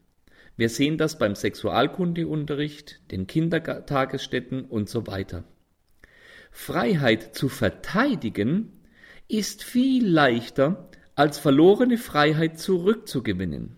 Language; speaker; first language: German; native; German